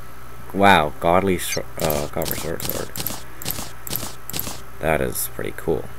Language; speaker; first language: English; native; English